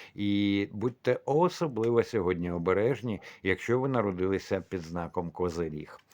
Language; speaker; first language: Ukrainian; non-native, local second language; Russian